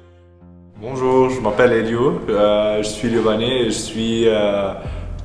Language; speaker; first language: French; non-native, local second language; Arabic